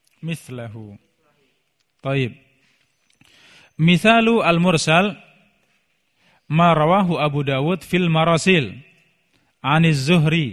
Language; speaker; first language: Arabic; non-native, fluent; Indonesian